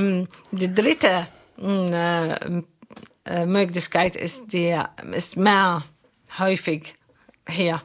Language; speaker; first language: German; non-native, learner; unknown